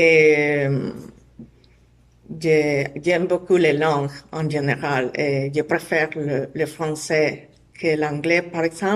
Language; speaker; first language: French; non-native, learner; Spanish